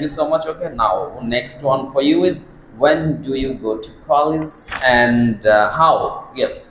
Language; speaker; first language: English; non-native, fluent; Bangla